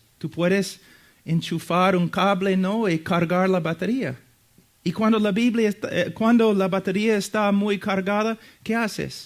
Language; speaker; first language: Spanish; non-native, fluent; English